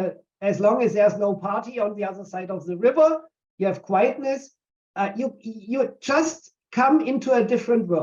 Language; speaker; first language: English; non-native, fluent; German